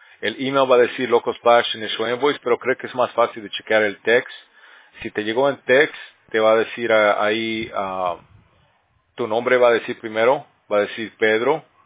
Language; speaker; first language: Spanish; early bilingual, heritage; Spanish